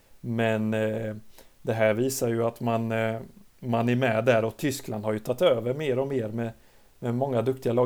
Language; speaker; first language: Swedish; native; Swedish